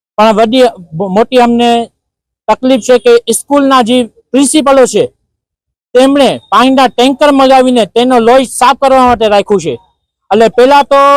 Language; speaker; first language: Gujarati; non-native, local second language; Sindhi